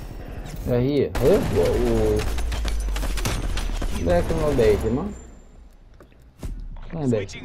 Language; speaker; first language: Dutch; native; Dutch